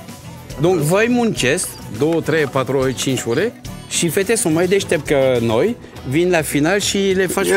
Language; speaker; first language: Romanian; non-native, learner; French